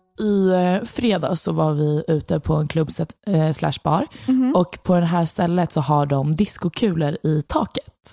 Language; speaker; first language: Swedish; native; Swedish